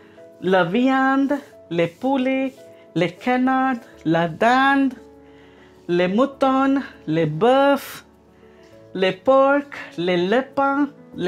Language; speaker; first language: French; non-native, fluent; Telugu